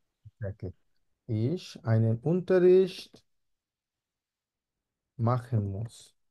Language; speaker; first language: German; non-native, fluent; Bangla